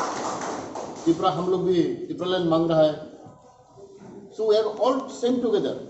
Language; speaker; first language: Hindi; non-native, local second language; Kok Borok